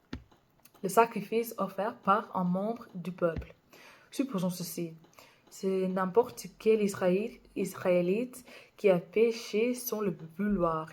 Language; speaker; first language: French; non-native, fluent; English